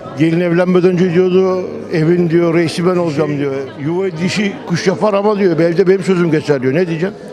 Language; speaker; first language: Turkish; native; Turkish